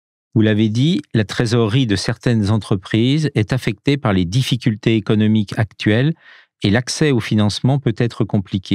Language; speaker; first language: French; native; French